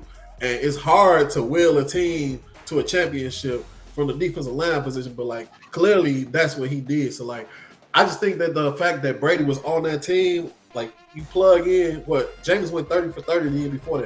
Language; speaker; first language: English; native; English